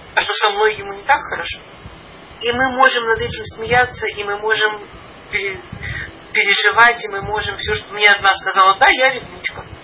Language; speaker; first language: Russian; early bilingual, heritage; Russian